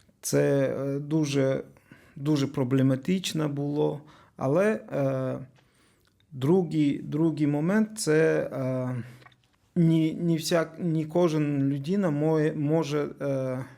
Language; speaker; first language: Ukrainian; non-native, learner; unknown